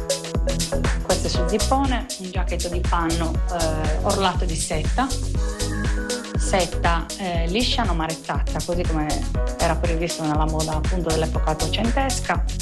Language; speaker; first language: Italian; native; Italian